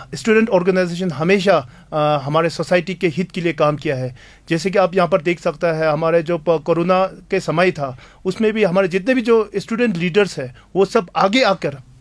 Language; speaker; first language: Hindi; non-native, local second language; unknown